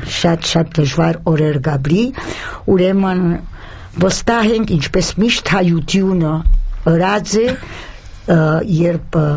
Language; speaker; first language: Armenian; early bilingual, heritage; Armenian